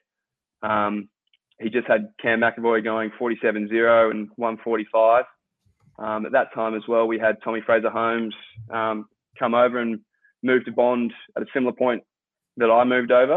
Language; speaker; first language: English; native; English